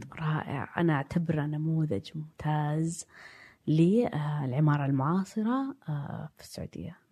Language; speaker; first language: Arabic; native; Arabic